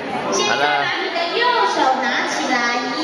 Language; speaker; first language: Chinese; native; Chinese